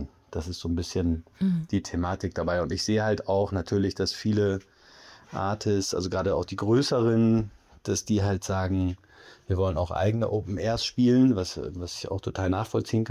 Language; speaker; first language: German; native; German